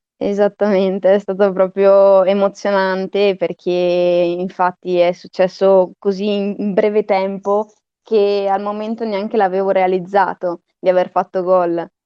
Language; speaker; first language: Italian; native; Italian